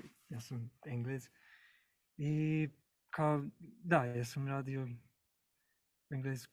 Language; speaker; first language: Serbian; non-native, learner; English